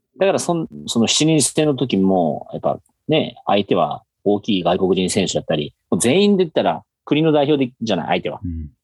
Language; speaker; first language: Japanese; native; Japanese